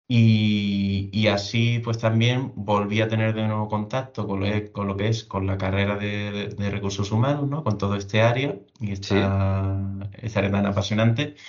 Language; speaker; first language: Spanish; native; Spanish